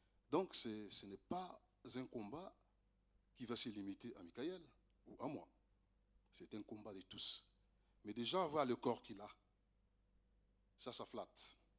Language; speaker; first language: French; native; French